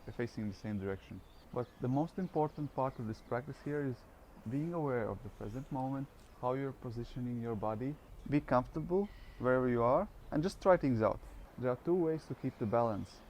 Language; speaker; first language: English; non-native, fluent; Latvian